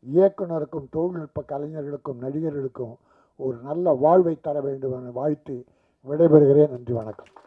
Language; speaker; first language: Tamil; native; Tamil